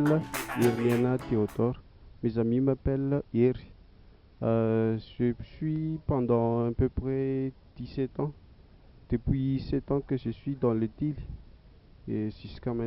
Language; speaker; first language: French; non-native, local second language; Malagasy